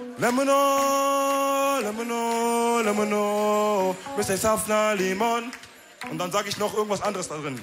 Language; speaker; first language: German; early bilingual, other home language; Wolof